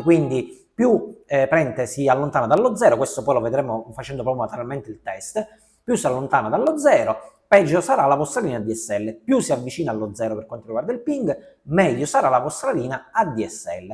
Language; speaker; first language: Italian; native; Italian